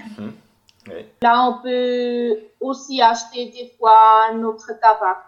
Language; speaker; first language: French; non-native, local second language; German